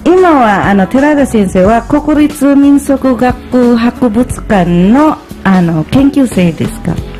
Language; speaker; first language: Japanese; non-native, fluent; Filipino